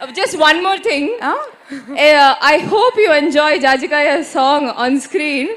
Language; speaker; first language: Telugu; non-native, learner; Malayalam